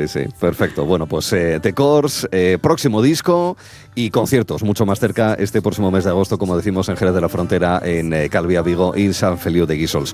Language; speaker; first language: Spanish; native; Spanish